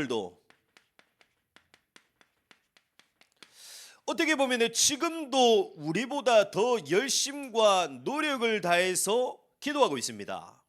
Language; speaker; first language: Korean; native; Korean